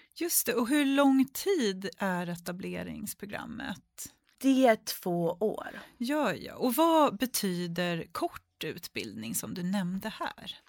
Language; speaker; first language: Swedish; native; Swedish